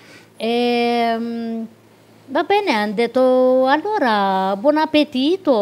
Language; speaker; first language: Italian; non-native, local second language; Romanian